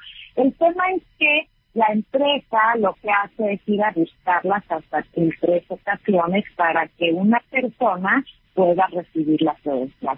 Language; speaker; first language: Spanish; native; Spanish